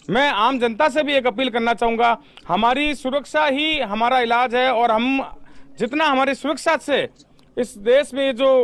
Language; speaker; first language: Hindi; native; Hindi